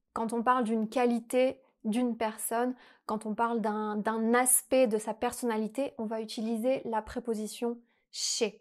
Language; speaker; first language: French; native; French